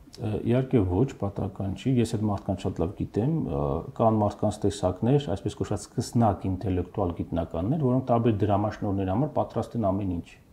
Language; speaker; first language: Armenian; native; Armenian